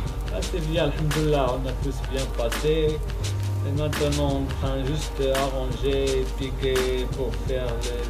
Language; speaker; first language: French; non-native, local second language; Arabic